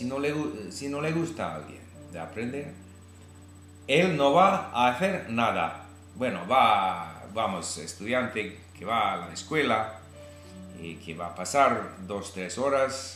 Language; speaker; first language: Spanish; non-native, fluent; English